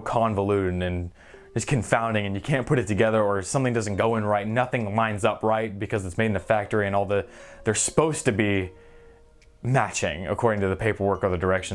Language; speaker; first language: English; native; English